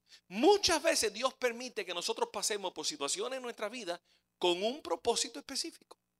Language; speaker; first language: Spanish; native; Spanish